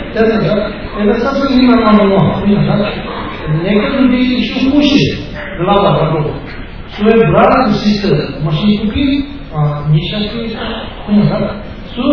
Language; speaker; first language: Russian; non-native, learner; Tibetan